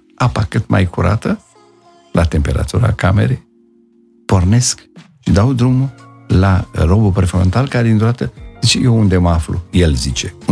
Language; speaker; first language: Romanian; native; Romanian